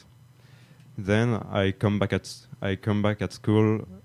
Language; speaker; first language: English; non-native, fluent; French